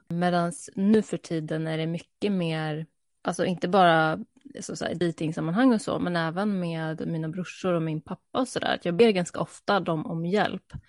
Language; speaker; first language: Swedish; native; Swedish